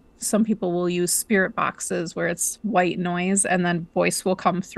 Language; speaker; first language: English; native; English